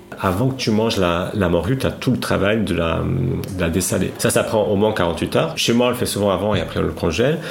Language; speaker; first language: French; non-native, fluent; Portuguese